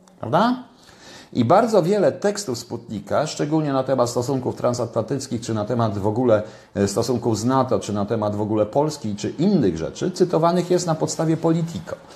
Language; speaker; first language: Polish; native; Polish